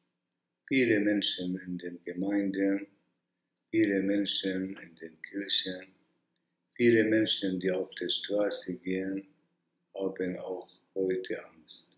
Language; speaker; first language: German; non-native, fluent; Arabic